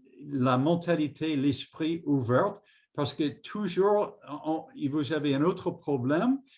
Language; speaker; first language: French; non-native, fluent; English